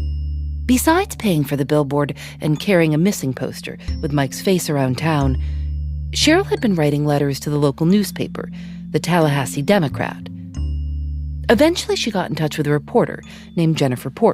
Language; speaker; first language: English; native; English